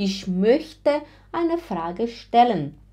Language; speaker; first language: German; non-native, fluent; Portuguese